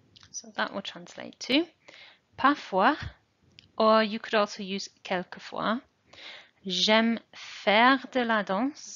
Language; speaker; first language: French; non-native, fluent; English